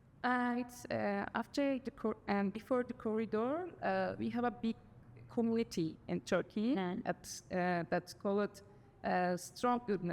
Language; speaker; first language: English; non-native, learner; Turkish